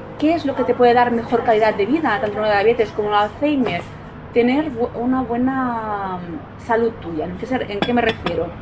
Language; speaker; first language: Spanish; non-native, local second language; Catalan